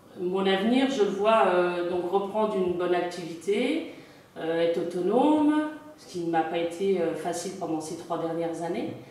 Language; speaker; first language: French; native; French